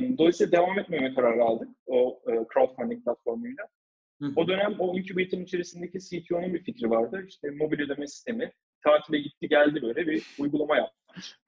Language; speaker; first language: Turkish; early bilingual, heritage; Turkish